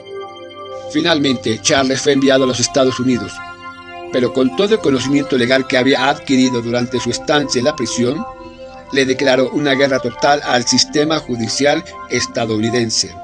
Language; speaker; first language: Spanish; native; Spanish